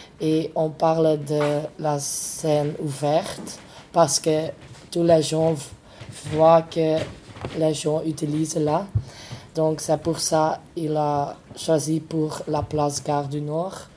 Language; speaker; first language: French; non-native, local second language; Dutch